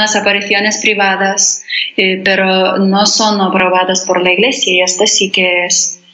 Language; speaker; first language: Spanish; non-native, fluent; Lithuanian